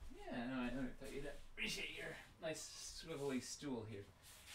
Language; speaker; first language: English; native; English